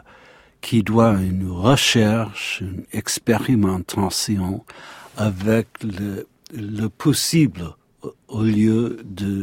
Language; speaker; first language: French; non-native, learner; English